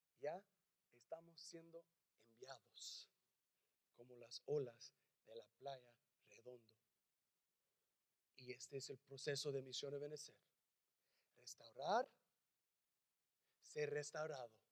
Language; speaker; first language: Spanish; early bilingual, heritage; English